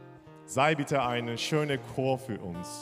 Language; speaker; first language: German; non-native, fluent; Turkish